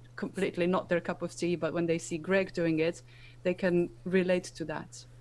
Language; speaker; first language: English; non-native, fluent; Slovenian